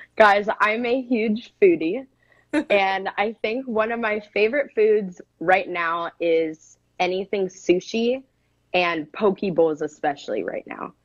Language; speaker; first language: English; native; English